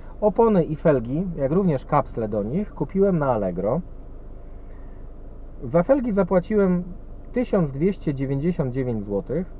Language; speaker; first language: Polish; native; Polish